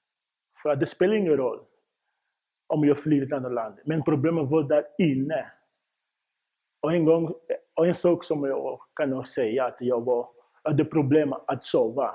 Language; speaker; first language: Swedish; non-native, fluent; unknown